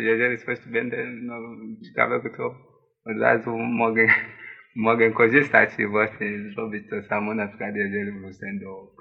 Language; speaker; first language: Polish; non-native, learner; Swahili